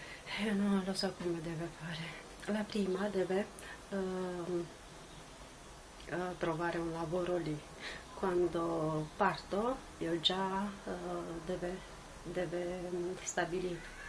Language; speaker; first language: Italian; non-native, learner; Romanian